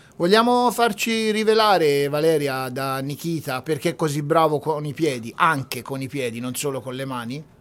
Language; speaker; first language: Italian; native; Italian